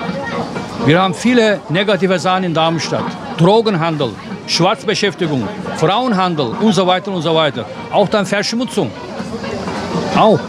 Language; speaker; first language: German; non-native, fluent; Turkish